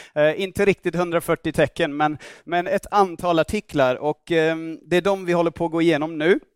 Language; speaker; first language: Swedish; non-native, fluent; English